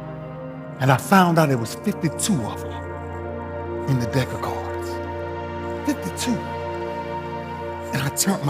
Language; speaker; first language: English; native; English